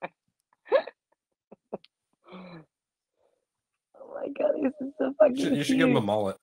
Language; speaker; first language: English; non-native, fluent; Spanish